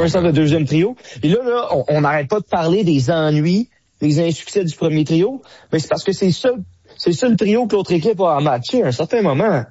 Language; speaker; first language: French; native; French